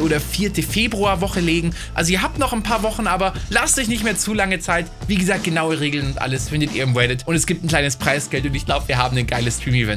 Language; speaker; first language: German; native; German